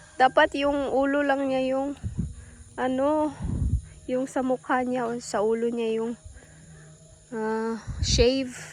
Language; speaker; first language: Filipino; native; Filipino